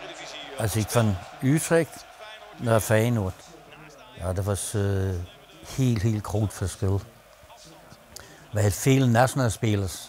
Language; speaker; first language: Dutch; non-native, fluent; Danish